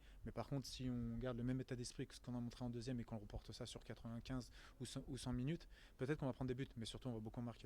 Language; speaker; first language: French; native; French